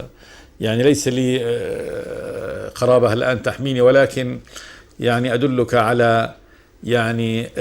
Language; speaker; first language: Arabic; native; Arabic